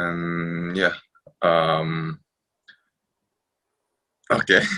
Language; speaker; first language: English; non-native, fluent; Indonesian